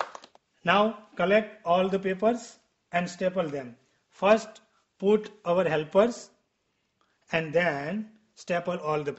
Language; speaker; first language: English; non-native, local second language; Gujarati